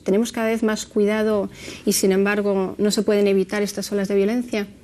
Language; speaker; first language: Spanish; native; Spanish